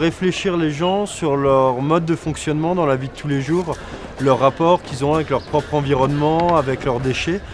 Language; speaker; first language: French; native; French